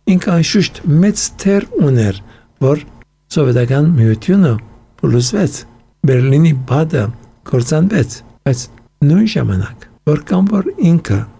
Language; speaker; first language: Armenian; early bilingual, heritage; Armenian